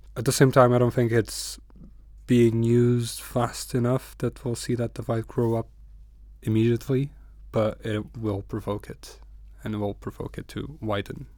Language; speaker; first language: English; non-native, fluent; Portuguese